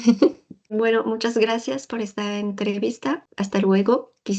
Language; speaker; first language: Spanish; non-native, learner; French